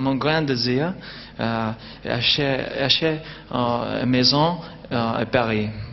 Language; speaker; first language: French; non-native, learner; English